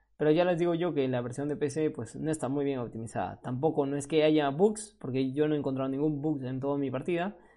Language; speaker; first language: Spanish; native; Spanish